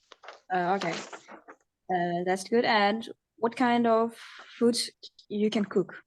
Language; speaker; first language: English; non-native, learner; Uzbek